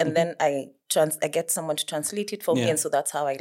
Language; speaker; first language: English; non-native, local second language; Swahili